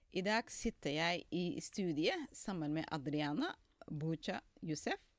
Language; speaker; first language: Norwegian; non-native, fluent; Somali